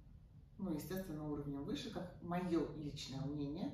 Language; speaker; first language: Russian; native; Russian